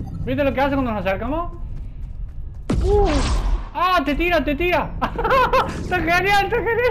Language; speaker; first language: Spanish; native; Spanish